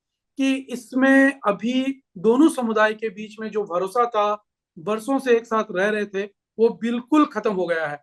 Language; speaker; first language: Hindi; native; Hindi